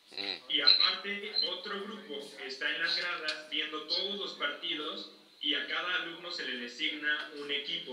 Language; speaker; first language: Spanish; native; Spanish